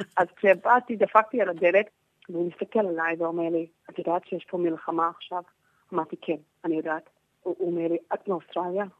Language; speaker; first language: Hebrew; non-native, fluent; English